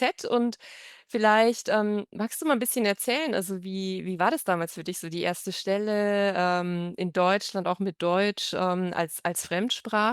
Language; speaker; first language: German; native; German